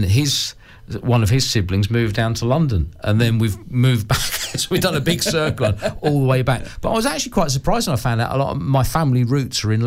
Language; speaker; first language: English; native; English